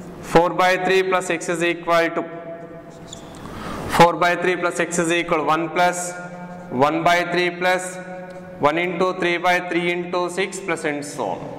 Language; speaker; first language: English; non-native, local second language; Telugu